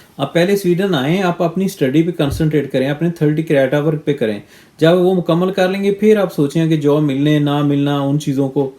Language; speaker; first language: Urdu; non-native, local second language; Punjabi